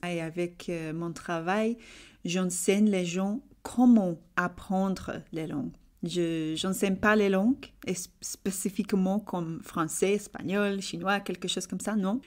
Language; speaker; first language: French; non-native, learner; English